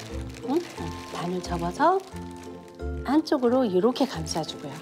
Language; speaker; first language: Korean; native; Korean